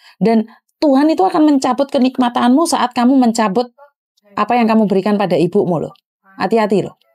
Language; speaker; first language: Indonesian; non-native, local second language; Javanese